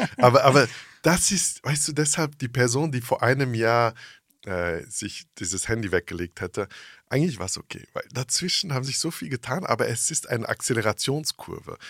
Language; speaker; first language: German; early bilingual, heritage; English